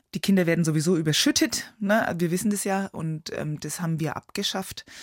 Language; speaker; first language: German; native; German